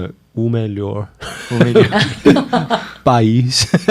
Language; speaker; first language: Portuguese; non-native, learner; Korean